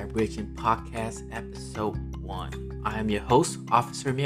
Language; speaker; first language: English; non-native, fluent; Burmese